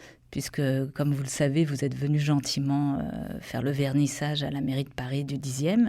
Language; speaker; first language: French; native; French